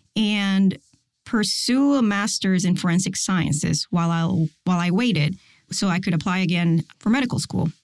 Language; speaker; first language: English; non-native, fluent; Spanish